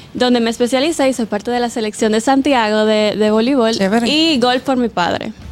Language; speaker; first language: Spanish; native; Spanish